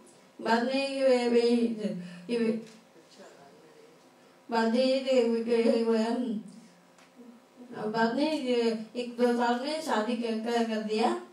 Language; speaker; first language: Hindi; non-native, local second language; Kannada